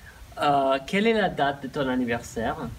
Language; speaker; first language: French; non-native, fluent; English